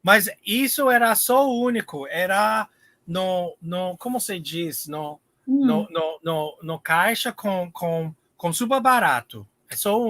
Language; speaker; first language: Portuguese; non-native, learner; English